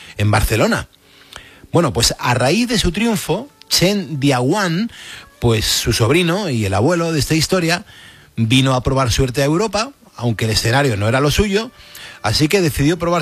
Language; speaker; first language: Spanish; native; Spanish